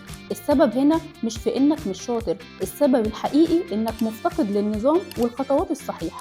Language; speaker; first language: Arabic; native; Arabic